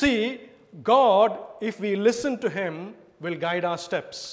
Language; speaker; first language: English; non-native, local second language; Tamil